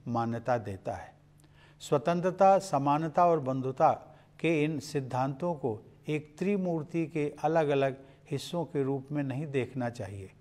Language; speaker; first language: Hindi; native; Hindi